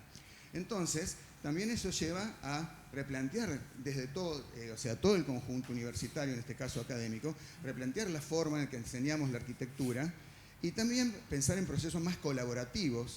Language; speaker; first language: Spanish; native; Spanish